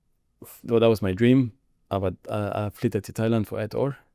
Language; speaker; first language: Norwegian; non-native, learner; Arabic